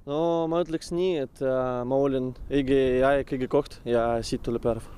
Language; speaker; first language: Estonian; non-native, local second language; Russian